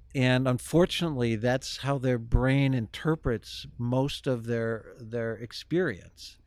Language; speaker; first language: English; native; English